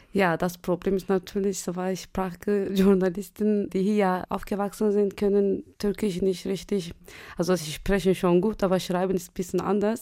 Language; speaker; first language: German; non-native, fluent; Turkish